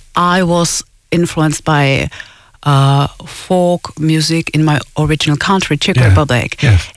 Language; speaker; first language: English; non-native, fluent; Czech